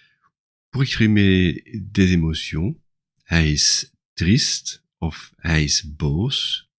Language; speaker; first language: Dutch; non-native, fluent; French